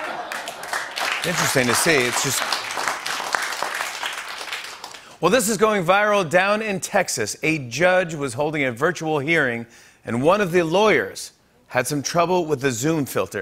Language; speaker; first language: English; native; English